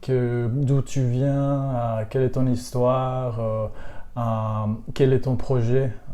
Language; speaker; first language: French; non-native, learner; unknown